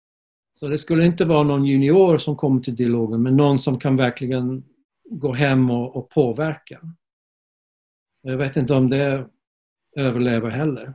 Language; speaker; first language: Swedish; non-native, fluent; English